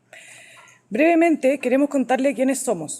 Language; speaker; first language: Spanish; native; Spanish